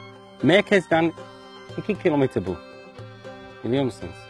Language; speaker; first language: Turkish; non-native, fluent; English